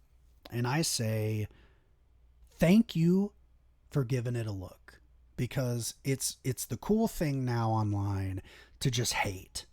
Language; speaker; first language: English; native; English